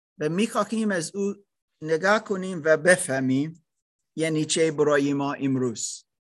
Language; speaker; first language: Persian; non-native, learner; German